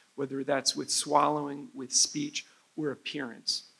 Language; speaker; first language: English; native; English